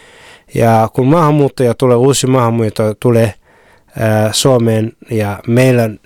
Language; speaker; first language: Finnish; non-native, fluent; Somali